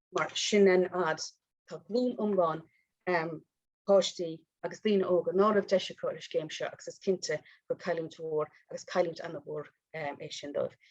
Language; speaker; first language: Irish; native; Irish